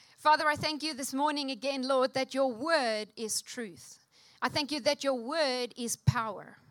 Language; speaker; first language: English; non-native, local second language; Afrikaans